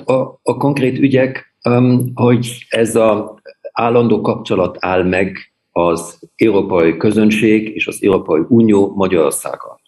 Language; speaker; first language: Hungarian; early bilingual, heritage; German